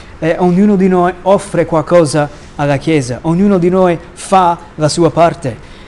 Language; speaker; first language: Italian; non-native, fluent; English